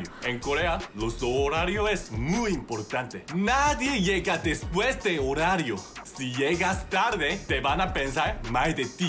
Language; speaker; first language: Spanish; non-native, learner; Korean